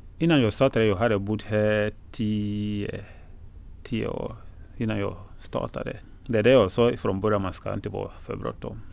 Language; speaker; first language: Swedish; non-native, fluent; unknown